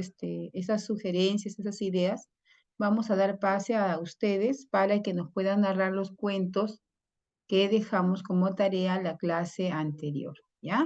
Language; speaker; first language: Spanish; native; Spanish